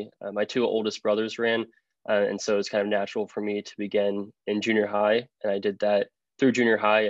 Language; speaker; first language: English; native; English